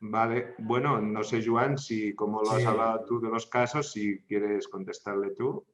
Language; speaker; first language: Spanish; native; Spanish